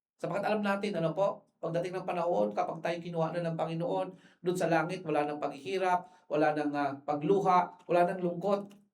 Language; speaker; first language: Filipino; non-native, local second language; Iloko